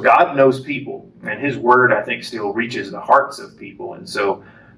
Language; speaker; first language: English; native; English